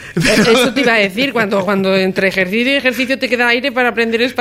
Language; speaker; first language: Spanish; native; Spanish